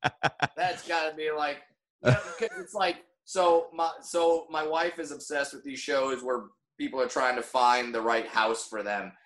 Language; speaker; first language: English; native; English